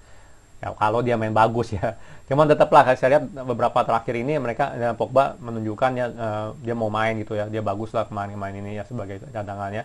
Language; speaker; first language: Indonesian; native; Indonesian